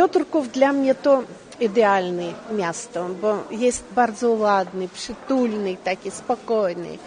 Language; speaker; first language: Polish; non-native, learner; Russian